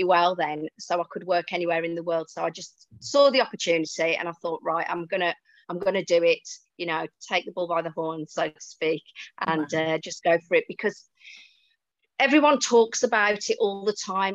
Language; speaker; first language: English; native; English